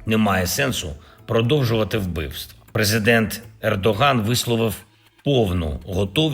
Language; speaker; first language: Ukrainian; non-native, local second language; Russian